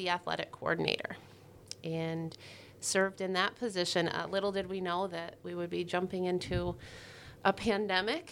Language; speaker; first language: English; native; English